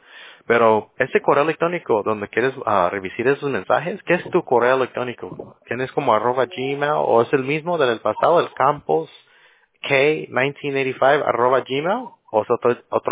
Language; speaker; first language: Spanish; early bilingual, heritage; English